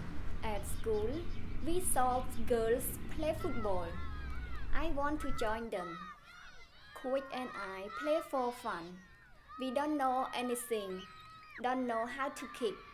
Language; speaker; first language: English; non-native, learner; Khmer